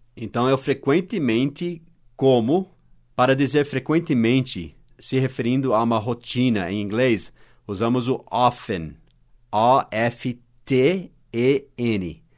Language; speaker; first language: Portuguese; non-native, fluent; English